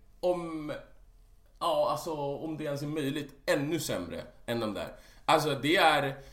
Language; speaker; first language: Swedish; native; Swedish